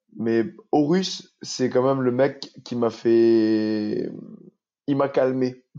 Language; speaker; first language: French; native; French